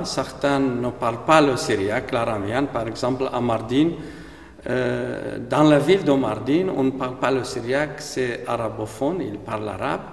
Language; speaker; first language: French; non-native, fluent; Aramaic